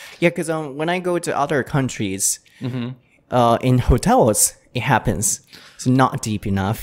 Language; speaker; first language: English; non-native, fluent; Japanese